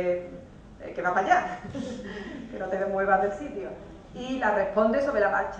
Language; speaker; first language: Spanish; native; Spanish